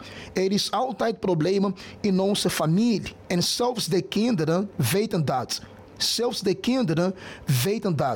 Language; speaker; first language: Dutch; non-native, fluent; Portuguese